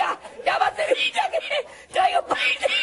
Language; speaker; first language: Spanish; native; Spanish